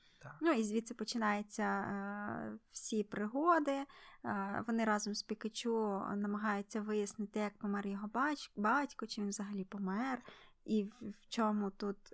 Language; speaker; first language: Ukrainian; native; Ukrainian